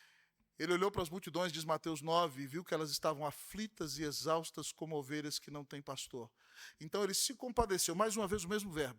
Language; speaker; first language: Portuguese; native; Portuguese